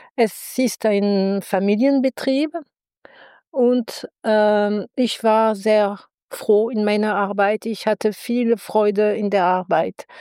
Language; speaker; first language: German; non-native, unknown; French